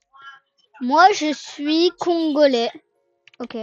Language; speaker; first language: French; native; French